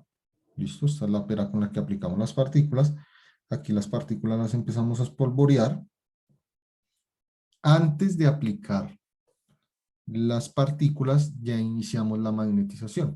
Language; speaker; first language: Spanish; native; Spanish